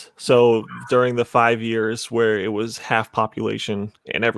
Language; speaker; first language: English; native; English